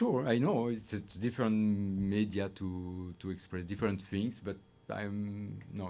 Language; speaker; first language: English; non-native, learner; French